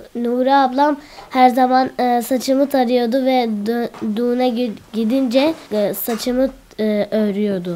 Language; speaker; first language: Turkish; early bilingual, other home language; Arabic